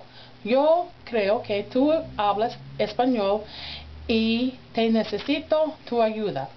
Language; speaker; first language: Spanish; non-native, learner; English